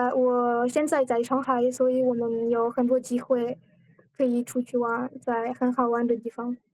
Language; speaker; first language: Chinese; non-native, learner; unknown